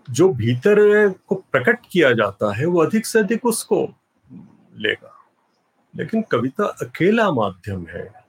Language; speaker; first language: Hindi; non-native, local second language; Bhojpuri